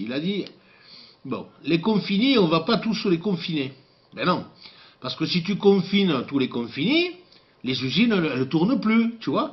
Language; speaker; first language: French; native; French